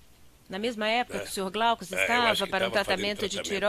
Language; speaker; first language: Portuguese; native; Portuguese